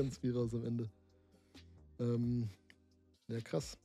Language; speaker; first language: German; native; German